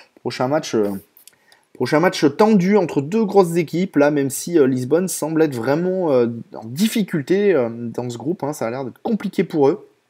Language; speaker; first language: French; native; French